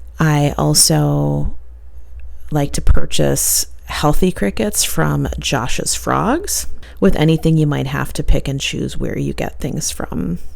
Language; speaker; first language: English; native; English